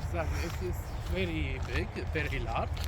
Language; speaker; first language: English; non-native, learner; Arabic